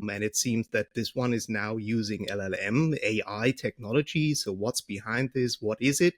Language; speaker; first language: English; non-native, fluent; German